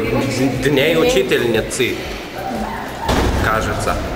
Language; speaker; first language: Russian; non-native, learner; Lithuanian